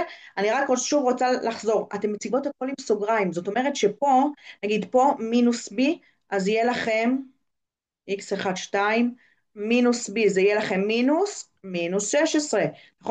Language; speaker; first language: Hebrew; native; Hebrew